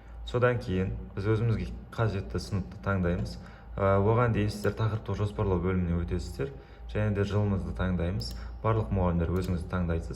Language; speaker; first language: Kazakh; native; Kazakh